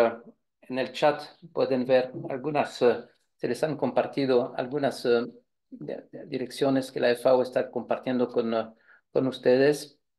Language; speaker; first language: Spanish; non-native, fluent; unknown